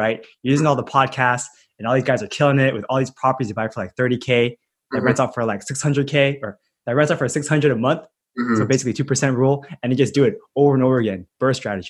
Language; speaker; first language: English; native; English